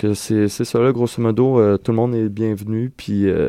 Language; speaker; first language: French; native; French